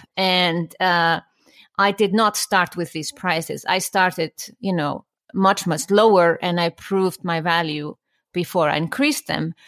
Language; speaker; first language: English; non-native, fluent; Icelandic